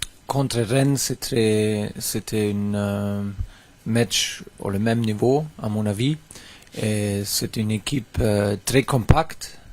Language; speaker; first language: French; non-native, fluent; German